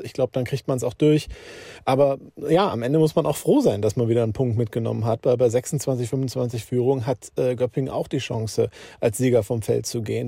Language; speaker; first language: German; native; German